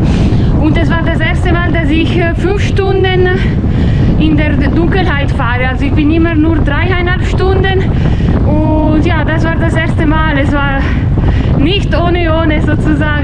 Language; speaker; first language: German; non-native, fluent; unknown